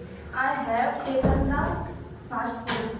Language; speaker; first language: English; non-native, learner; Hindi